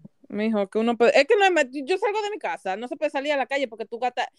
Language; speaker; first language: Spanish; early bilingual, heritage; Spanish